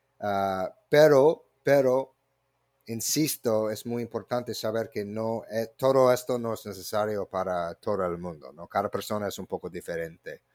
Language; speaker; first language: Spanish; non-native, fluent; English